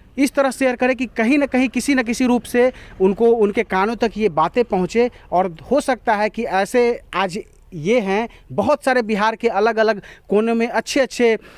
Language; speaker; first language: Hindi; native; Hindi